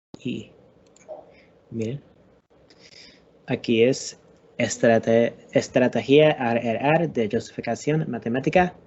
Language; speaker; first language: Spanish; non-native, learner; English